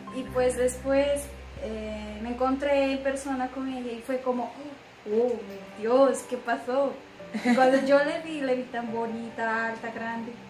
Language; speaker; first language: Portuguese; non-native, learner; Spanish